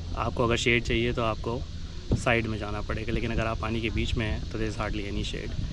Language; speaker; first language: Hindi; native; Hindi